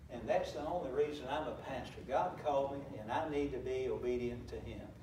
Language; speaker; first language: English; native; English